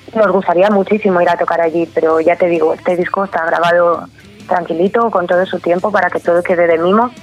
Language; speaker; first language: Spanish; native; Spanish